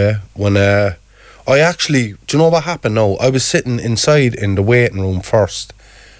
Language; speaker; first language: English; native; English